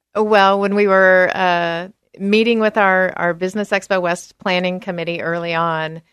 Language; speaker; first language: English; native; English